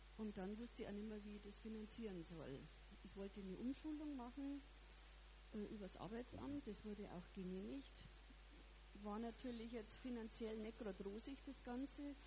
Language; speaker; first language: German; native; German